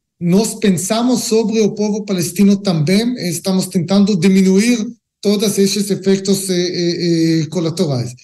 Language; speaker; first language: Portuguese; non-native, learner; Hebrew